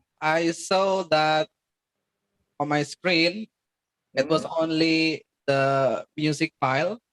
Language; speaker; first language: English; non-native, fluent; Indonesian